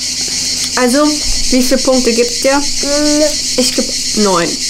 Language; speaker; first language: German; native; German